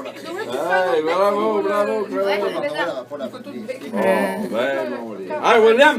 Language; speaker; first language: French; native; French